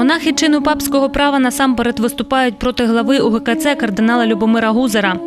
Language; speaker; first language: Ukrainian; native; Ukrainian